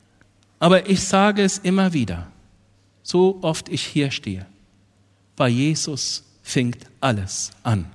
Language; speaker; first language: German; non-native, fluent; Arabic